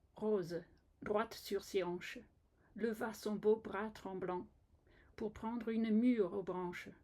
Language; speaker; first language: French; non-native, fluent; English